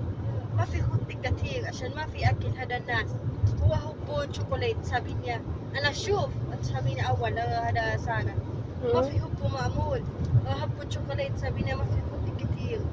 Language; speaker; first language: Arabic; non-native, learner; Filipino